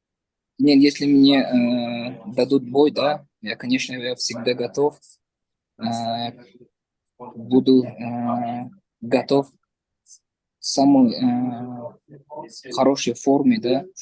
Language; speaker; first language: Russian; non-native, learner; Uzbek